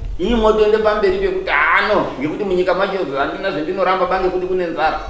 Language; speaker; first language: Shona; native; Shona